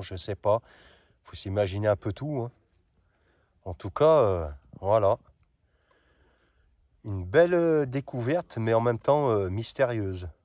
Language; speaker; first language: French; native; French